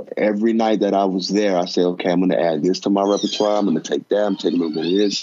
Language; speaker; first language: English; native; English